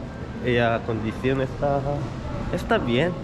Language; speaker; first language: Spanish; non-native, learner; Korean